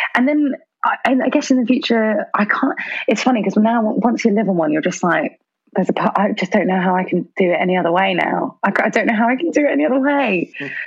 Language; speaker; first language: English; native; English